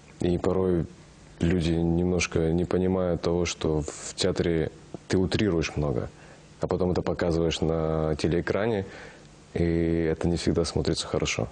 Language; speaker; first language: Russian; non-native, local second language; Kazakh